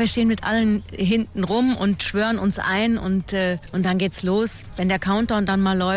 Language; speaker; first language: German; native; German